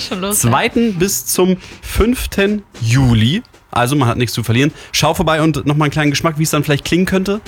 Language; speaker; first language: German; native; German